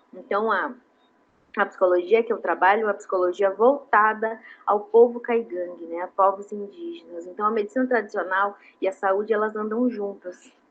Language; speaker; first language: Portuguese; non-native, local second language; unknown